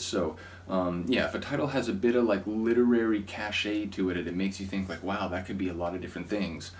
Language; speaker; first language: English; native; English